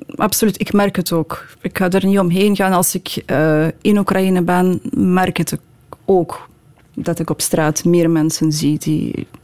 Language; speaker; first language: Dutch; non-native, fluent; Ukrainian